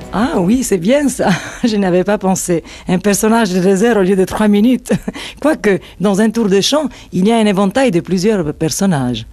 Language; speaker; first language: French; non-native, fluent; Italian